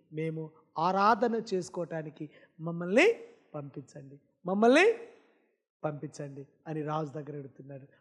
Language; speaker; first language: Telugu; non-native, local second language; Lambadi